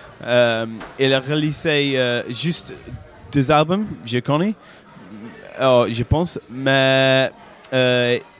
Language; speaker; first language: French; non-native, learner; English